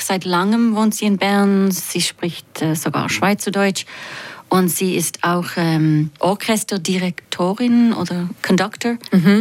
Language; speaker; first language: German; non-native, fluent; English